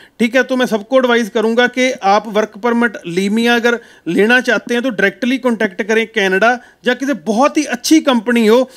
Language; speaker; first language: Hindi; non-native, local second language; Punjabi